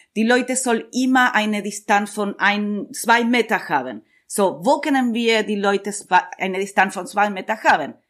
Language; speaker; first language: German; non-native, learner; Spanish